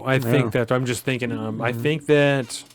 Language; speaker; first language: English; native; English